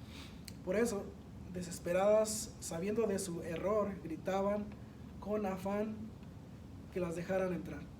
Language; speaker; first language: Spanish; native; Spanish